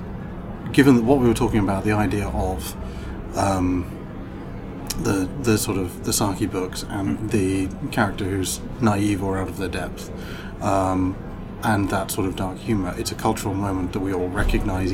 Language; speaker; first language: English; native; English